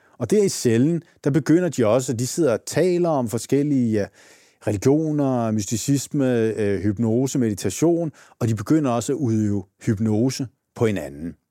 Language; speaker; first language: Danish; native; Danish